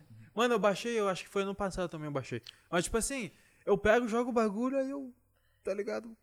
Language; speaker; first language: Portuguese; native; Portuguese